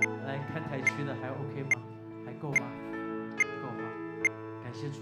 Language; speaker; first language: Chinese; native; Chinese